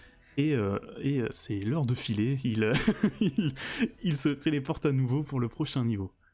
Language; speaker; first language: French; native; French